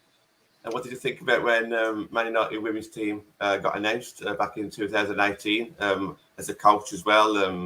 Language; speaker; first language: English; native; English